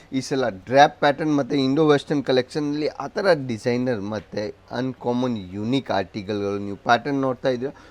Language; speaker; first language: Kannada; non-native, local second language; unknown